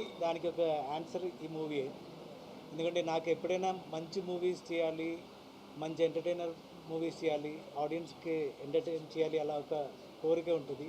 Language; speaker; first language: Telugu; non-native, fluent; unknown